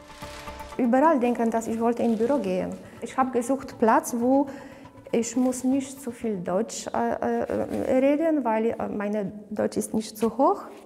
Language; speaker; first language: German; non-native, learner; Polish